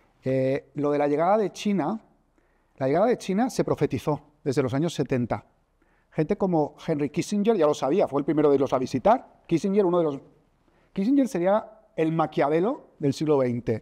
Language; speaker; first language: Spanish; native; Spanish